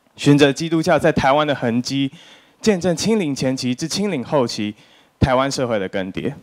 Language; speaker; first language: Chinese; native; Chinese